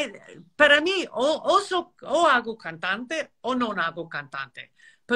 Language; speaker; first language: Spanish; non-native, learner; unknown